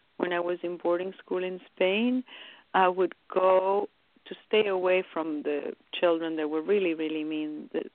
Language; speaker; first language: English; early bilingual, other home language; Romanian